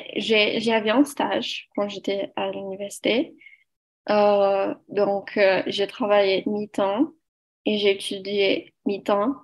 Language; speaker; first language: French; non-native, learner; Portuguese